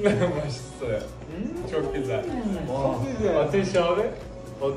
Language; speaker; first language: Korean; non-native, learner; Turkish